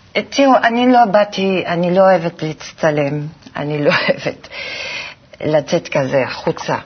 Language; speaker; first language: Hebrew; non-native, fluent; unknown